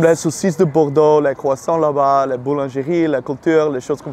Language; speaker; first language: French; non-native, learner; Dutch